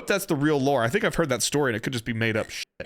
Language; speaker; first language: English; native; English